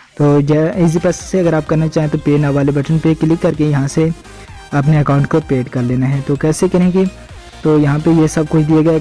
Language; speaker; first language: Urdu; non-native, local second language; Punjabi